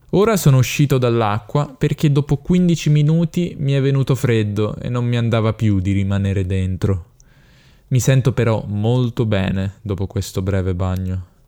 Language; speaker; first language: Italian; native; Italian